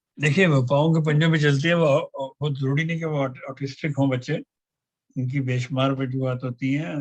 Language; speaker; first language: Urdu; non-native, local second language; Punjabi